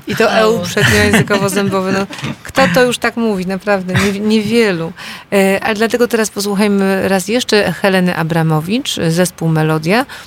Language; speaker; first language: Polish; native; Polish